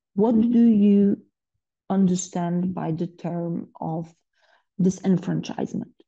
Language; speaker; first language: English; non-native, fluent; Polish